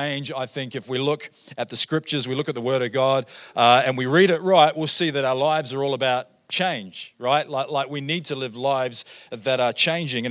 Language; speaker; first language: English; native; English